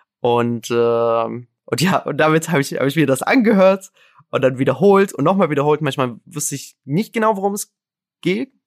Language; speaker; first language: German; non-native, fluent; Arabic